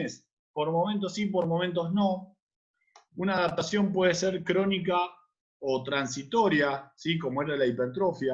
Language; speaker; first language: Spanish; native; Spanish